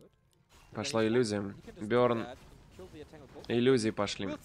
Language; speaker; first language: Russian; native; Russian